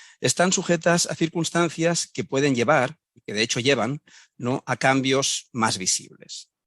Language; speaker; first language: Spanish; native; Spanish